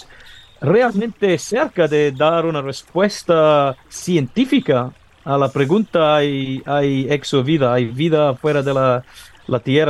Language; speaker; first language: Spanish; non-native, fluent; English